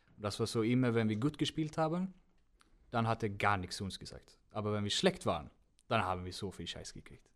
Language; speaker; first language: German; non-native, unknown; Swedish